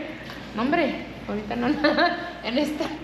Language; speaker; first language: Spanish; early bilingual, heritage; Spanish